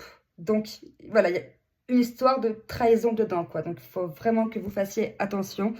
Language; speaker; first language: French; native; French